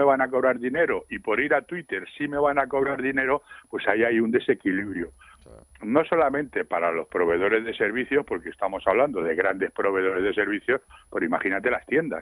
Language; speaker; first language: Spanish; native; Spanish